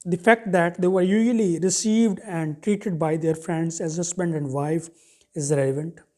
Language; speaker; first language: English; non-native, local second language; Urdu